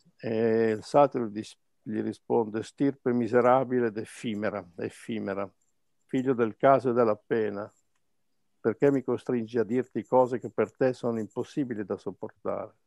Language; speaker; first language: Italian; native; Italian